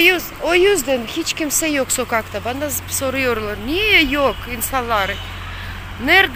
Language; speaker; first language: Turkish; non-native, learner; Russian